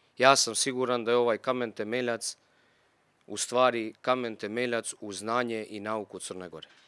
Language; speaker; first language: Bosnian; non-native, local second language; Albanian